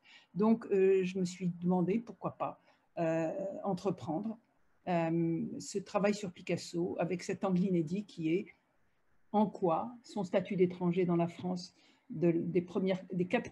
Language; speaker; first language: French; native; French